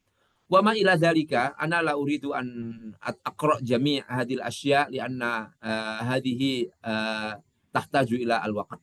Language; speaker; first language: Arabic; non-native, fluent; Indonesian